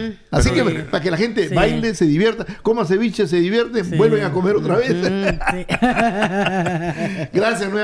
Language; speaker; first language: Spanish; native; Spanish